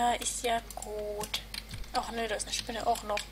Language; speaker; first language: German; native; German